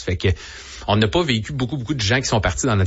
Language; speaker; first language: French; native; French